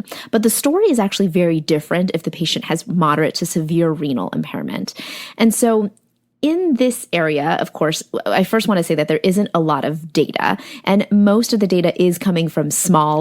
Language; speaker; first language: English; native; English